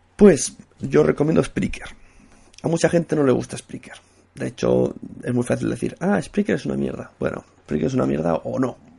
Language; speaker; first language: Spanish; native; Spanish